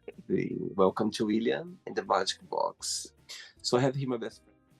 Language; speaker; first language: English; non-native, fluent; Portuguese